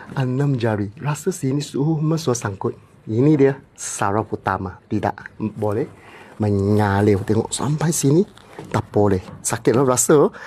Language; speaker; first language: Malay; non-native, local second language; Cantonese